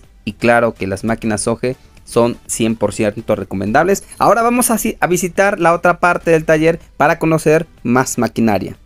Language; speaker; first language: Spanish; native; Spanish